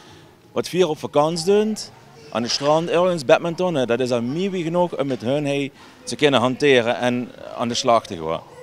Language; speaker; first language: Dutch; native; Dutch